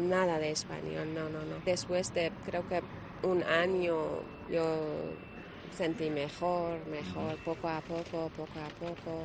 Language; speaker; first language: Spanish; non-native, learner; Persian